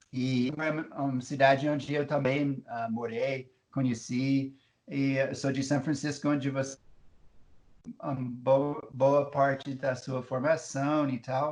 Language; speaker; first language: Portuguese; non-native, fluent; English